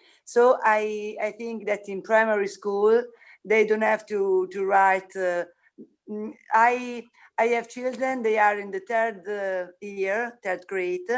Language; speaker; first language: English; non-native, learner; Italian